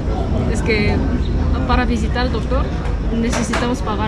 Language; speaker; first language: Spanish; non-native, learner; Korean